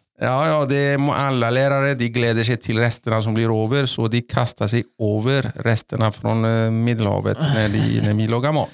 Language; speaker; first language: Norwegian; non-native, fluent; Greek